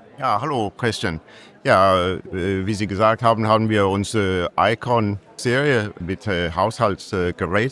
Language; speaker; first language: German; non-native, learner; English